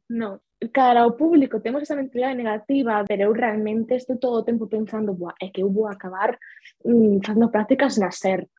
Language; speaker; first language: Galician; non-native, local second language; Spanish